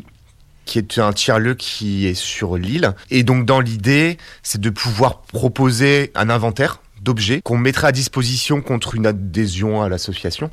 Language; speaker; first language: French; native; French